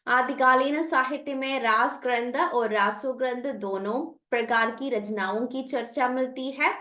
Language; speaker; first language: Hindi; non-native, local second language; Malayalam